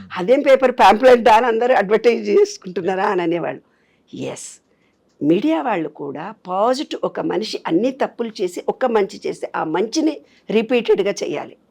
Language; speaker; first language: Telugu; native; Telugu